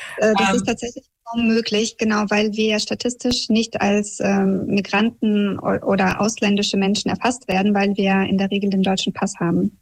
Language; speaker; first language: German; early bilingual, heritage; German